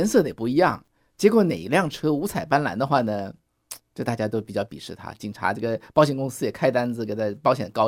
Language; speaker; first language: Chinese; native; Chinese